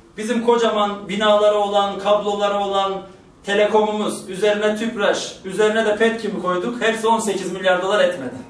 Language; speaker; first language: Turkish; native; Turkish